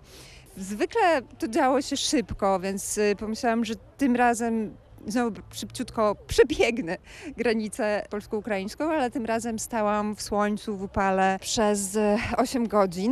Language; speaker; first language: Polish; non-native, fluent; Ukrainian